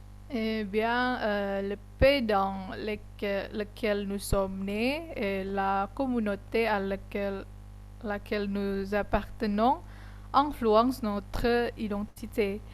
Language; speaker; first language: French; non-native, learner; Indonesian